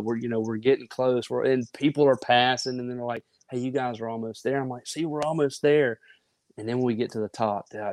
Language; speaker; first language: English; native; English